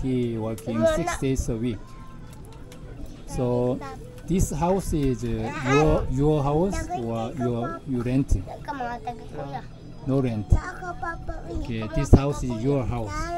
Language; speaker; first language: English; non-native, learner; Korean